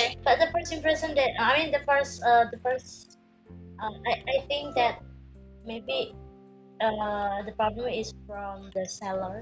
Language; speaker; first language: English; non-native, learner; Indonesian